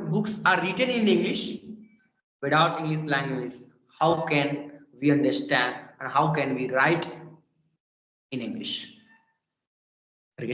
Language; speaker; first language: English; non-native, learner; Bhojpuri